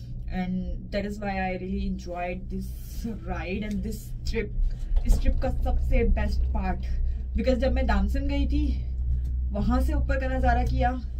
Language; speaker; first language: English; non-native, local second language; Hindi